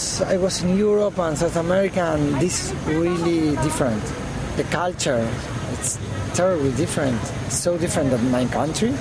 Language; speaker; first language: English; non-native, learner; Spanish